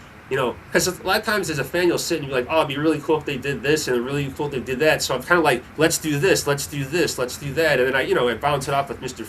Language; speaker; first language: English; native; English